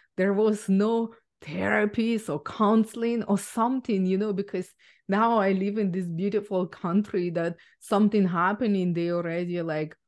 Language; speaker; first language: English; non-native, fluent; Ukrainian